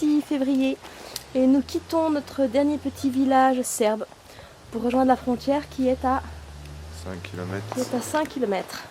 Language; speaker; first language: French; native; French